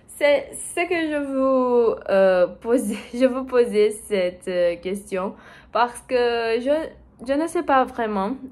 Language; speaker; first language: French; non-native, learner; Portuguese